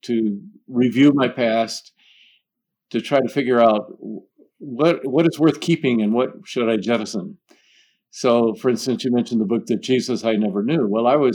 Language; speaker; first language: English; native; English